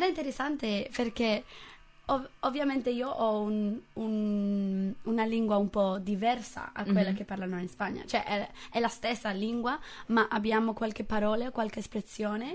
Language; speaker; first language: Italian; non-native, fluent; English